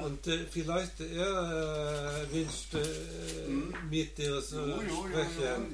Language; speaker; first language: German; non-native, learner; Norwegian